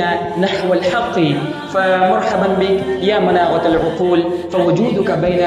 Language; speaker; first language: Arabic; non-native, fluent; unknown